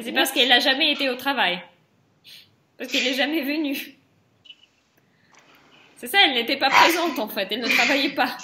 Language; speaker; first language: French; non-native, fluent; Russian